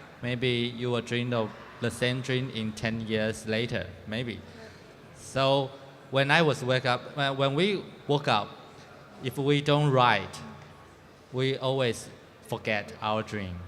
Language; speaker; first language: English; non-native, fluent; Chinese